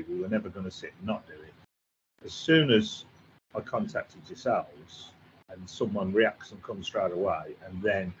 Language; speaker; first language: English; native; English